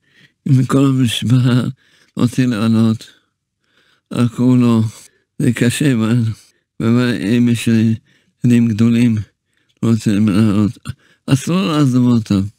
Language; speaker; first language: Hebrew; early bilingual, other home language; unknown